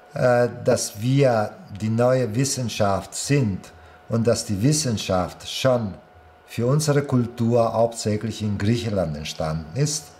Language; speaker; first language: German; non-native, fluent; Italian